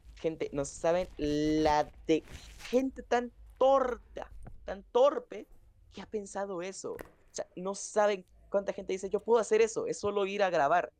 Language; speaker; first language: Spanish; native; Spanish